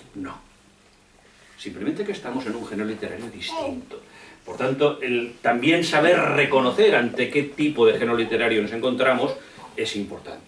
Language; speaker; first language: Spanish; native; Spanish